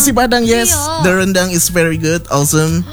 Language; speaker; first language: English; non-native, fluent; Indonesian